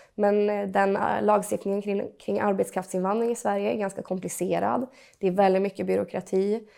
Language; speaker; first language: Swedish; native; Swedish